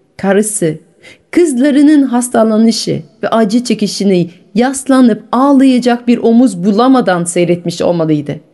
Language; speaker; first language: Turkish; non-native, fluent; French